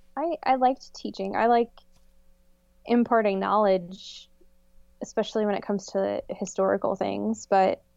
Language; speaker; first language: English; native; English